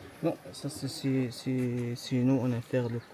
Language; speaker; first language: French; non-native, learner; Arabic